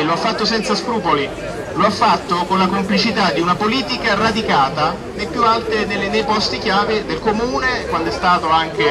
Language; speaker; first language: Italian; native; Italian